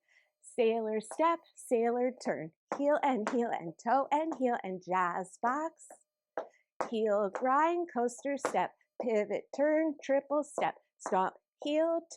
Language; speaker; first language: English; native; English